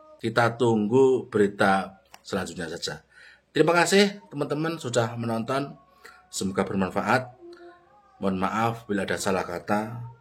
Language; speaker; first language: Indonesian; native; Indonesian